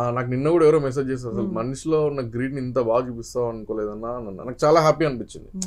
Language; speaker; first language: Telugu; native; Telugu